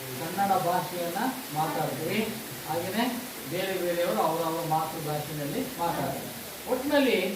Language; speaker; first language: Kannada; non-native, local second language; Lambadi